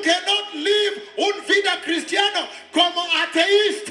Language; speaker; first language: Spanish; non-native, learner; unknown